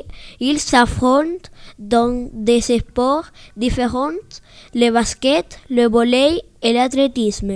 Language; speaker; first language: French; non-native, learner; Spanish